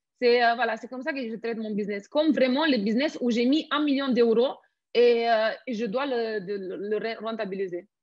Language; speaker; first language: French; non-native, fluent; Romanian